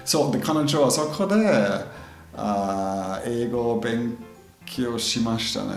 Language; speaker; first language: Japanese; non-native, fluent; German